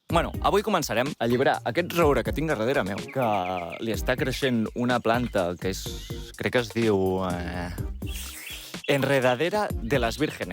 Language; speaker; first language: Catalan; native; Catalan